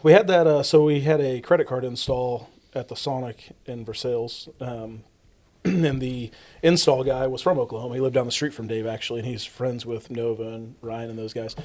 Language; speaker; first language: English; native; English